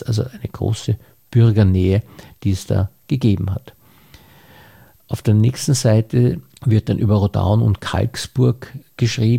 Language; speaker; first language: German; native; German